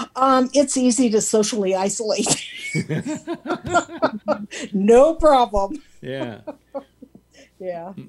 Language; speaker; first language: English; native; English